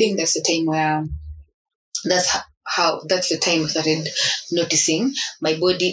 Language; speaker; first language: English; non-native, local second language; Swahili